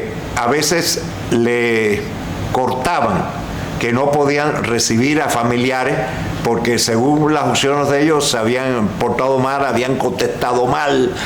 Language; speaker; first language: Spanish; native; Spanish